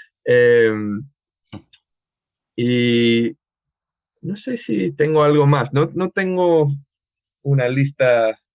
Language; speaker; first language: Spanish; non-native, fluent; English